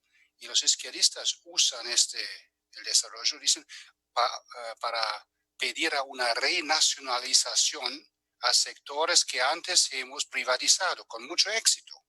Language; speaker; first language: Spanish; non-native, fluent; German